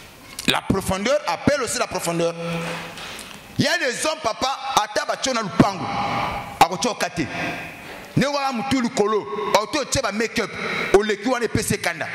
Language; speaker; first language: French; non-native, local second language; Lingala